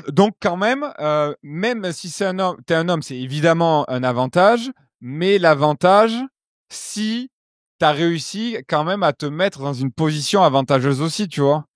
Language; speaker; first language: French; native; French